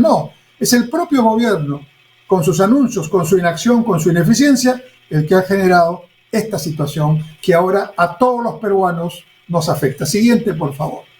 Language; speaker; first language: Spanish; native; Spanish